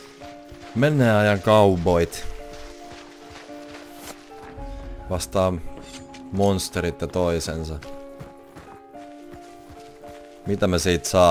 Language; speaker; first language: Finnish; native; Finnish